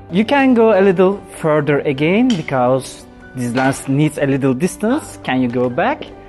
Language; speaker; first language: English; non-native, learner; Turkish